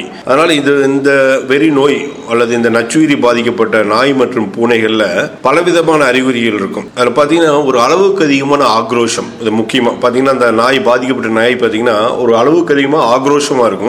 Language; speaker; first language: Tamil; native; Tamil